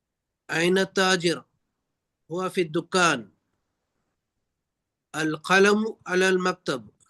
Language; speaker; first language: Arabic; non-native, learner; Urdu